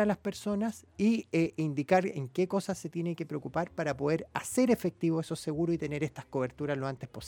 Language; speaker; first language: Spanish; native; Spanish